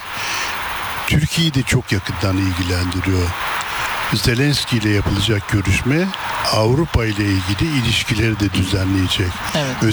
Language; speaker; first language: Turkish; native; Turkish